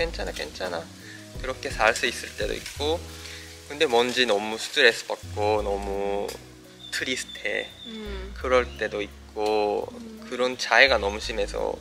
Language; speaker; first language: Korean; non-native, fluent; Japanese